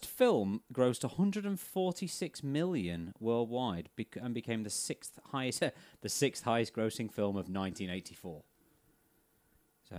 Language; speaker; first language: English; native; English